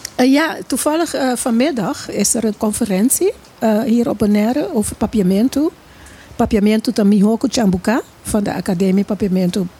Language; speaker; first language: Dutch; non-native, local second language; Papiamento